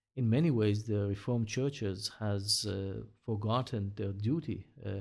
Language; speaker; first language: English; non-native, fluent; Hebrew